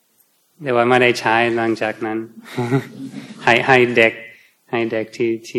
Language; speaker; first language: Thai; non-native, fluent; English